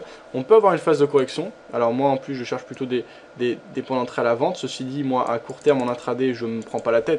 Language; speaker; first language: French; native; French